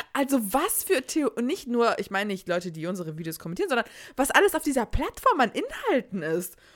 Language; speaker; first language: German; early bilingual, other home language; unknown